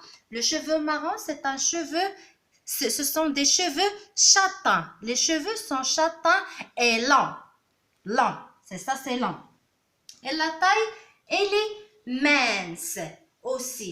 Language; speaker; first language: French; non-native, local second language; Arabic